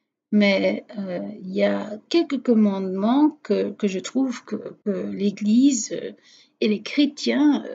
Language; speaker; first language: French; non-native, fluent; Portuguese